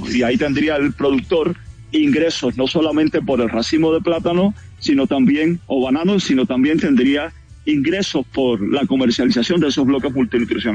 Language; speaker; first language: Spanish; native; Spanish